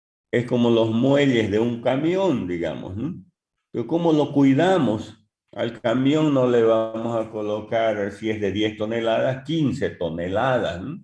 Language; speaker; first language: Spanish; native; Spanish